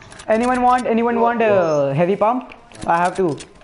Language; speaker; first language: English; non-native, local second language; Hindi